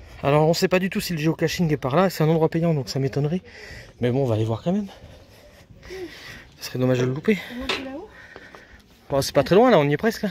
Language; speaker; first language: French; native; French